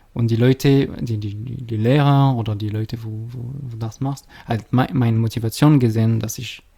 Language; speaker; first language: German; non-native, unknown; French